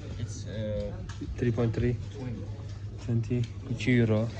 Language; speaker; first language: English; non-native, learner; Turkish